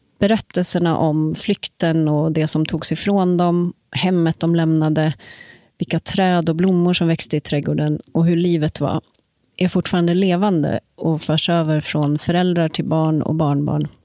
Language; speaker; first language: Swedish; native; Swedish